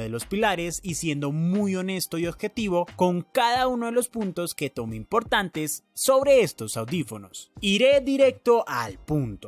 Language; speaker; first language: Spanish; native; Spanish